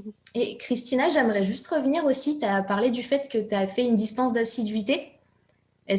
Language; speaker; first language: French; native; French